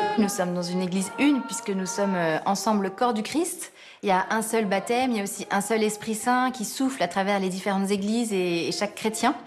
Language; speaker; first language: French; native; French